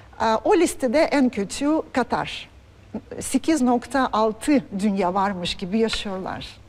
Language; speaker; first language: Turkish; non-native, fluent; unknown